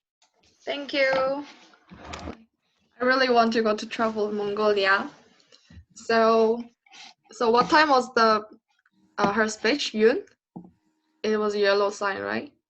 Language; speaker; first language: English; non-native, learner; Korean